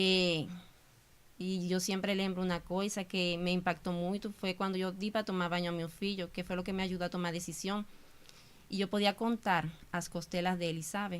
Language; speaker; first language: Portuguese; non-native, fluent; Spanish